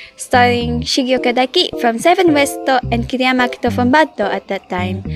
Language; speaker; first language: English; non-native, local second language; Filipino